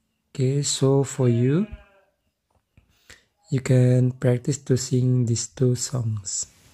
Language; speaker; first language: English; non-native, fluent; Indonesian